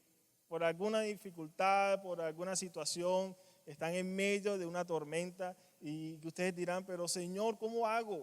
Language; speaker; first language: Spanish; native; Spanish